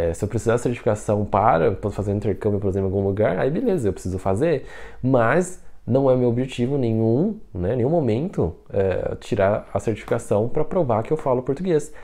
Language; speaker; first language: Portuguese; non-native, fluent; Chinese